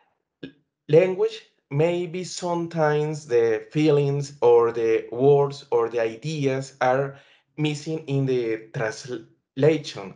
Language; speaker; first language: English; non-native, learner; Spanish